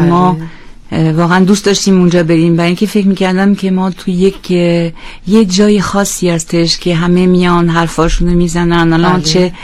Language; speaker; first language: Persian; non-native, fluent; French